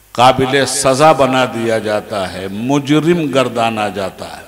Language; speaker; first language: Urdu; native; Urdu